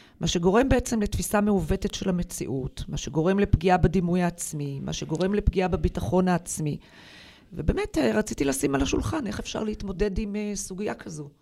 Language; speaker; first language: Hebrew; native; Hebrew